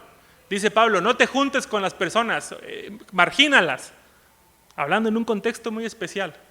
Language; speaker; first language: Spanish; native; Spanish